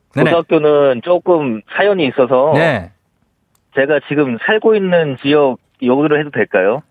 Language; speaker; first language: Korean; native; Korean